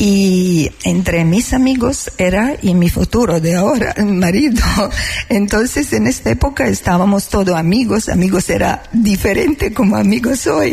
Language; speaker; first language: Spanish; non-native, learner; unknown